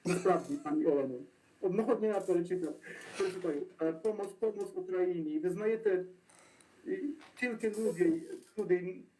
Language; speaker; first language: Polish; non-native, learner; Ukrainian